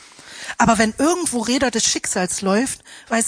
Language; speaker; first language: German; native; German